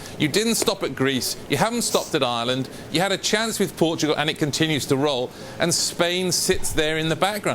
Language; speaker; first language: English; native; English